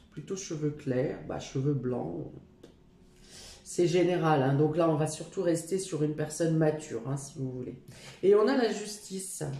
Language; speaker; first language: French; native; French